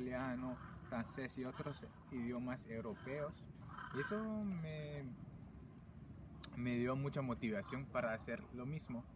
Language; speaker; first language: Spanish; non-native, fluent; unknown